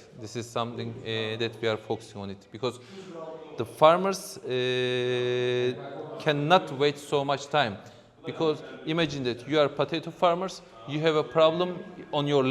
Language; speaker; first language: English; non-native, fluent; Turkish